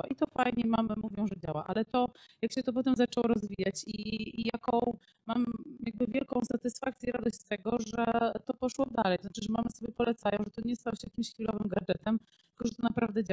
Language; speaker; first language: Polish; native; Polish